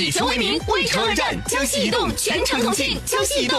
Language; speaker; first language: Chinese; native; Chinese